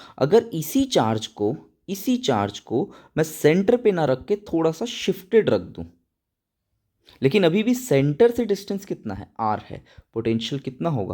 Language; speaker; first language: Hindi; native; Hindi